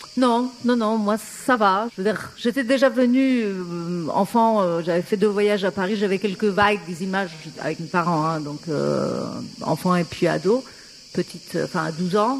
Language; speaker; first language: French; non-native, fluent; Persian